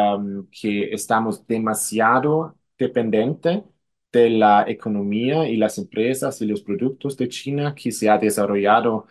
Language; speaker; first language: Spanish; non-native, fluent; German